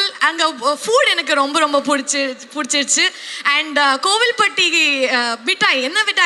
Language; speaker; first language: Tamil; non-native, learner; Kannada